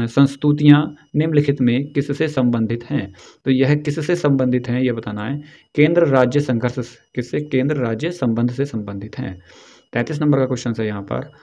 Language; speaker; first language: Hindi; native; Hindi